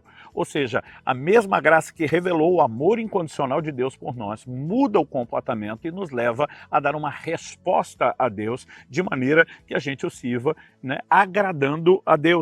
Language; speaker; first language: Portuguese; native; Portuguese